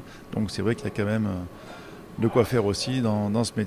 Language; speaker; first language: French; native; French